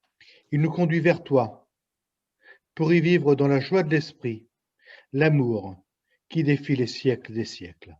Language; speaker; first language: French; native; French